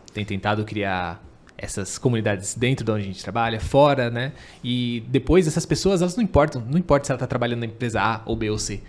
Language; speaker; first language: Portuguese; native; Portuguese